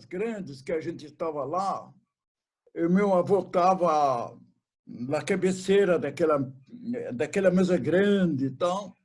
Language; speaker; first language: Portuguese; non-native, fluent; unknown